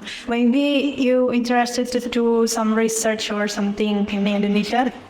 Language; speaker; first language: English; non-native, fluent; Indonesian